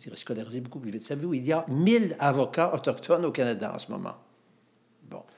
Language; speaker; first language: French; native; French